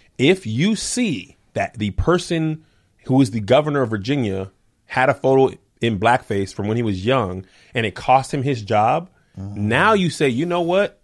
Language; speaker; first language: English; native; English